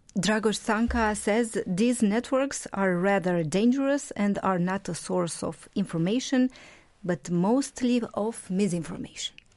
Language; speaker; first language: English; non-native, fluent; Romanian